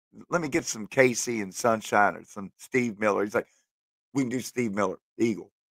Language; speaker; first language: English; native; English